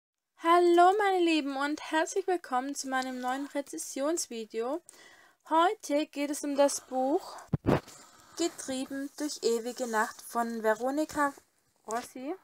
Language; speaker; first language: German; native; German